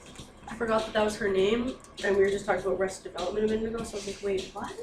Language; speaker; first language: English; native; English